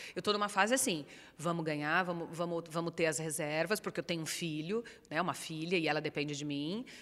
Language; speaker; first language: Portuguese; native; Portuguese